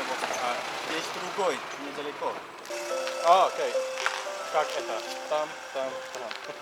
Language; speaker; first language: Russian; non-native, learner; English